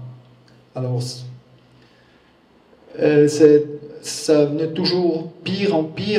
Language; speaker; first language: French; non-native, learner; German